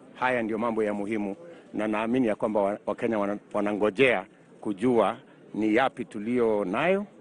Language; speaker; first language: Swahili; non-native, local second language; Kalenjin